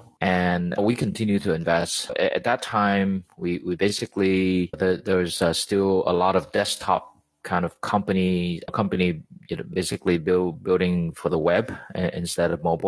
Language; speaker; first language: English; native; English